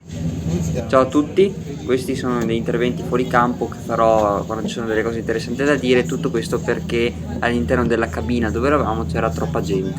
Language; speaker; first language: Italian; native; Italian